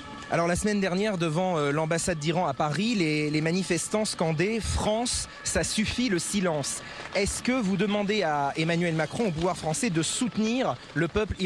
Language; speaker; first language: French; native; French